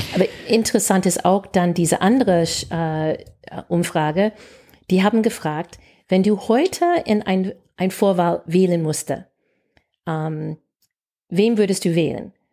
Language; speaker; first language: German; non-native, fluent; English